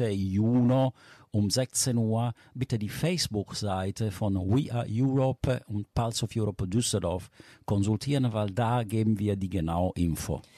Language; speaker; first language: German; non-native, fluent; Italian